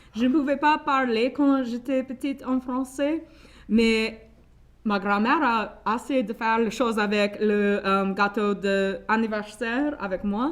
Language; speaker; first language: French; non-native, local second language; English